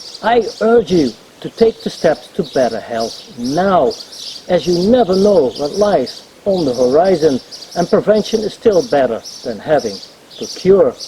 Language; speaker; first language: English; non-native, fluent; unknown